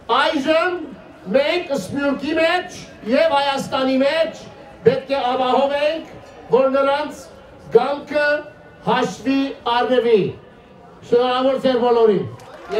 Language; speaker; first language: Armenian; early bilingual, heritage; Armenian